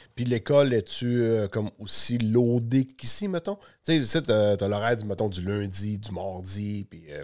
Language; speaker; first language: French; native; French